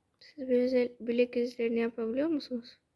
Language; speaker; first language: Turkish; early bilingual, heritage; Turkish